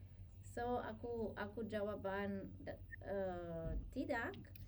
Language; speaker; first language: Indonesian; non-native, learner; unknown